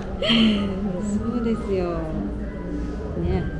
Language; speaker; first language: Japanese; native; Japanese